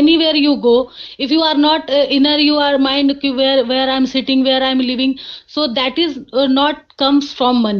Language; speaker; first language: English; non-native, learner; Hindi